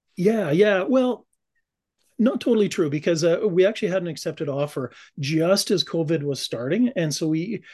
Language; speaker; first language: English; native; English